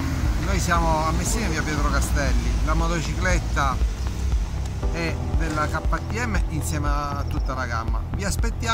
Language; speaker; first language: Italian; native; Italian